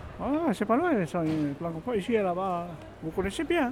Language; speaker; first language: French; non-native, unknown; Hmong